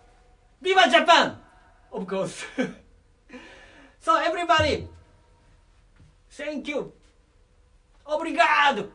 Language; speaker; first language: English; non-native, learner; Japanese